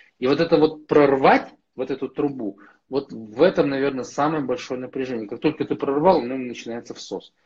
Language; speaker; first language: Russian; native; Russian